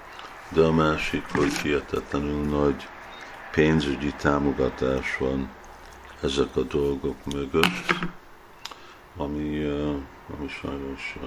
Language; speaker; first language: Hungarian; early bilingual, heritage; Hungarian